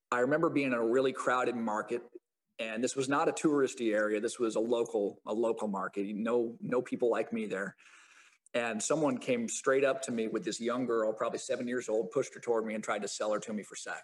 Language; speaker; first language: English; native; English